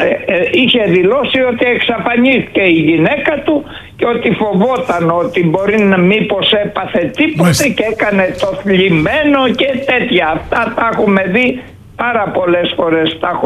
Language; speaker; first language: Greek; native; Greek